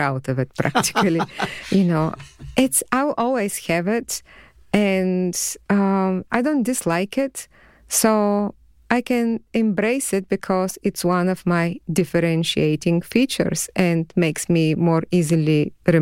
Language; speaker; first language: English; non-native, fluent; Bulgarian